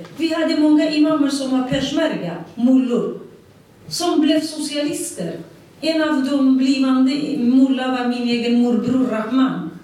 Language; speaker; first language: Swedish; non-native, fluent; Central Kurdish